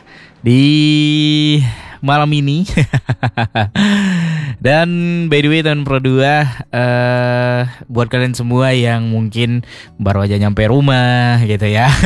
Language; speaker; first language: Indonesian; native; Indonesian